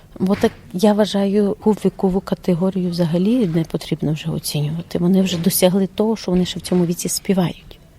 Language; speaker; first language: Ukrainian; native; Ukrainian